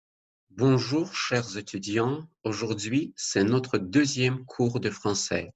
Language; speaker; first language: French; non-native, fluent; Azerbaijani